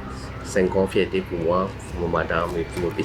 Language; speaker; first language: French; non-native, local second language; Morisyen